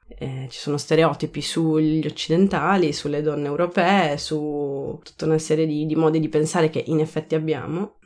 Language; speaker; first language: Italian; native; Italian